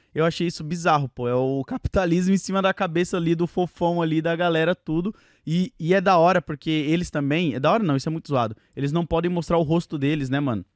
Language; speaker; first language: Portuguese; native; Portuguese